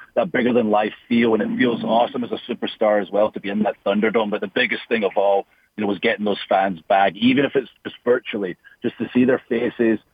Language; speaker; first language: English; native; English